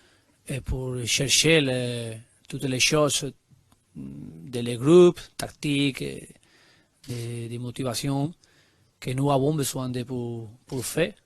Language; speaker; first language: French; non-native, learner; Spanish